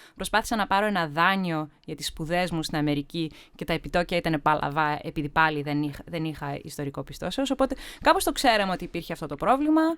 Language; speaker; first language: Greek; early bilingual, heritage; Greek